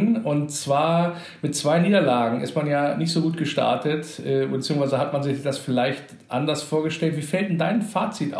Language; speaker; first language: German; native; German